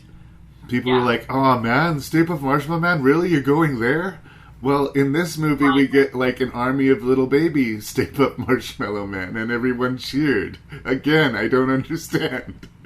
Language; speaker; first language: English; native; English